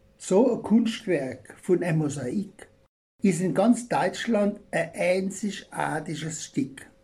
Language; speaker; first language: German; native; German